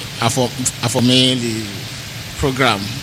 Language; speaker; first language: French; non-native, learner; English